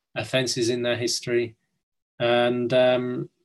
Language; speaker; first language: English; native; English